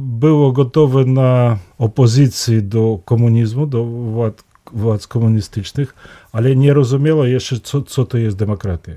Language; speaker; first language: Polish; non-native, fluent; Russian